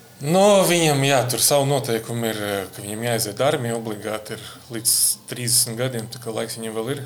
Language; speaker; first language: Latvian; non-native, local second language; Russian